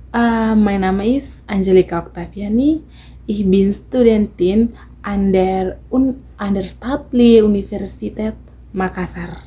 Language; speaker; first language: German; non-native, learner; Indonesian